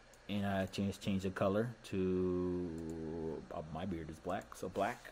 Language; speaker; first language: English; early bilingual, other home language; Spanish